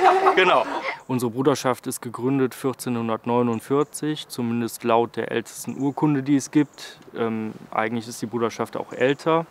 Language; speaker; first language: German; native; German